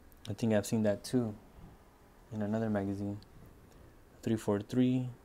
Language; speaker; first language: English; native; English